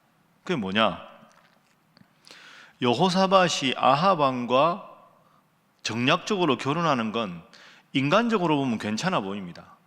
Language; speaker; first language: Korean; native; Korean